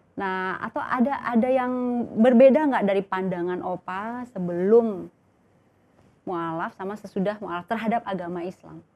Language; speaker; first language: Indonesian; native; Indonesian